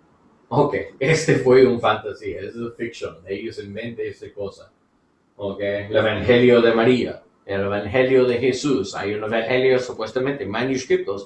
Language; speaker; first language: Spanish; non-native, learner; English